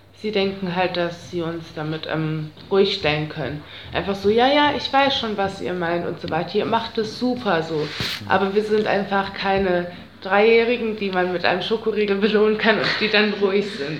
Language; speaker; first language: German; native; German